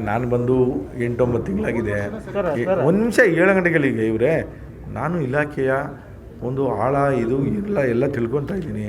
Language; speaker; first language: Kannada; native; Kannada